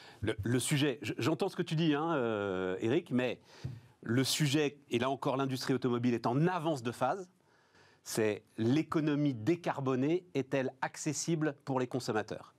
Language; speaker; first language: French; native; French